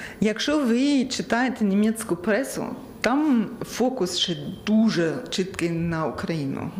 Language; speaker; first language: Ukrainian; non-native, learner; German